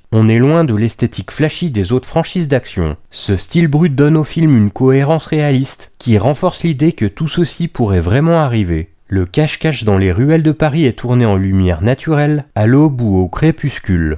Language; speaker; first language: French; native; French